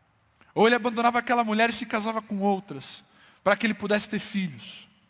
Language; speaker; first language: Portuguese; native; Portuguese